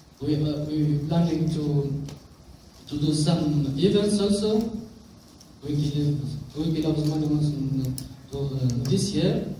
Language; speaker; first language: English; non-native, local second language; Arabic